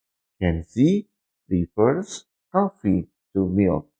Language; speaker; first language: English; non-native, learner; Indonesian